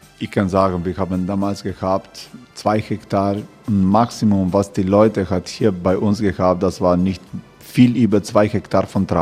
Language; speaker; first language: German; non-native, learner; Croatian